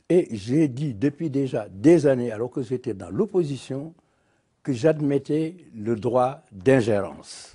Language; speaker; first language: French; non-native, local second language; Wolof